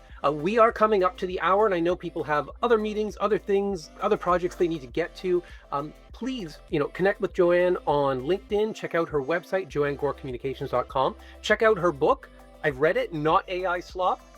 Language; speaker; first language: English; native; English